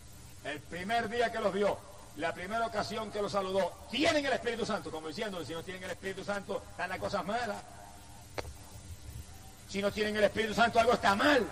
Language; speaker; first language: Spanish; native; Spanish